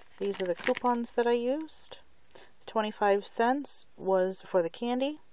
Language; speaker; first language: English; native; English